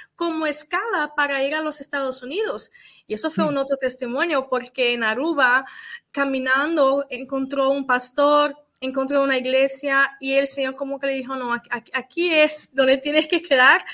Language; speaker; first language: Spanish; early bilingual, other home language; Portuguese